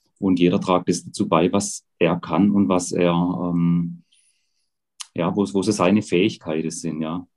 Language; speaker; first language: German; native; German